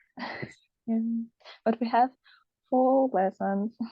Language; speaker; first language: English; non-native, learner; Russian